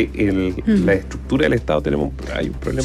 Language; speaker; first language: Spanish; native; Spanish